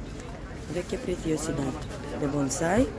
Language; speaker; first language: Spanish; non-native, fluent; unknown